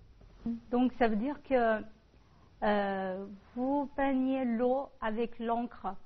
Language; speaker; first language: French; non-native, fluent; Chinese